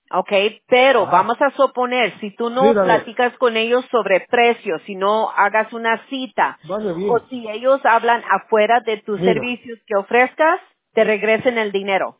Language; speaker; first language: Spanish; early bilingual, heritage; Spanish